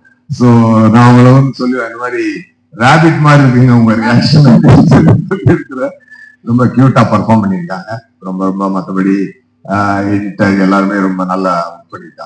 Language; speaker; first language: Tamil; native; Tamil